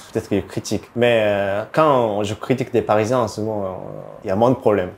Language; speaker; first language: French; non-native, fluent; Japanese